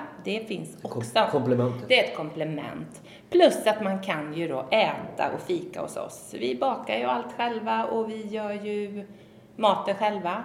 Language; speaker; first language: Swedish; native; Swedish